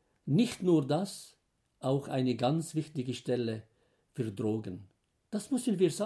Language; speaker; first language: German; non-native, fluent; Arabic